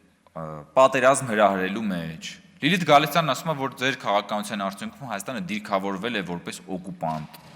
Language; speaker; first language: Armenian; native; Armenian